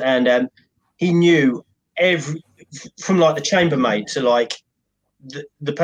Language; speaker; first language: English; native; English